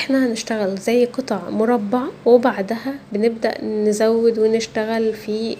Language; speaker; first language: Arabic; native; Arabic